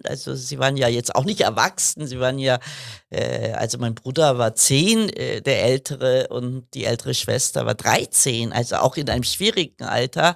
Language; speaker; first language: German; early bilingual, other home language; Kurdish